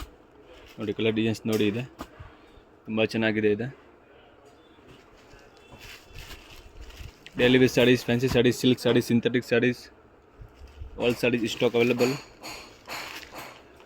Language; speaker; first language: Kannada; non-native, local second language; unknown